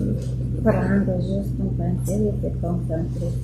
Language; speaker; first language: French; non-native, fluent; Romanian